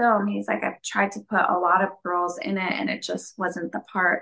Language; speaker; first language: English; native; English